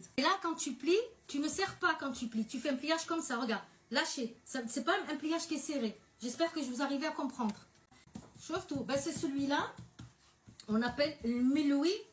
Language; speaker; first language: French; early bilingual, other home language; Arabic